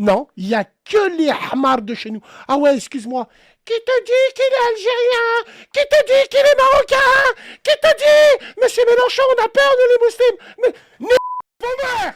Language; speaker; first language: French; native; French